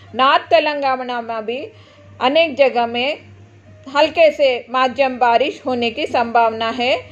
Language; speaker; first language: Hindi; non-native, local second language; Telugu